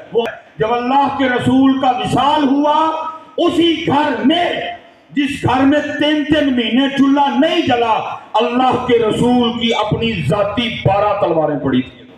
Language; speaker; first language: Urdu; non-native, local second language; Punjabi